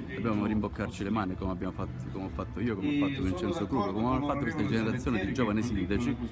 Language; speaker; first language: Italian; native; Italian